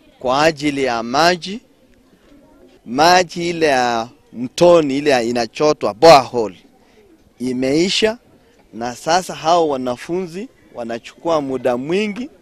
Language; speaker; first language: Swahili; non-native, local second language; Kalenjin